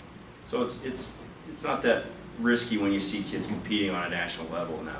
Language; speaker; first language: English; native; English